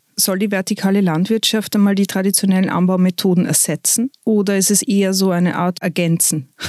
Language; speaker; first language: German; native; German